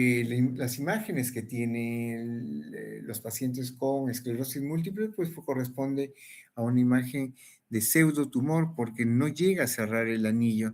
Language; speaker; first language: Spanish; native; Spanish